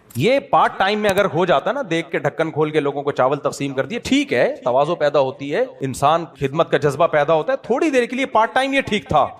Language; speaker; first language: Urdu; native; Urdu